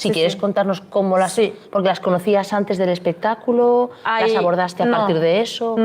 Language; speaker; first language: Spanish; native; Spanish